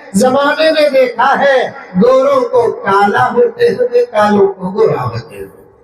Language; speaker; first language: Urdu; native; Urdu